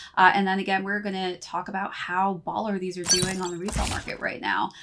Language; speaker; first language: English; native; English